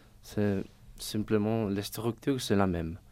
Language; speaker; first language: French; non-native, fluent; Spanish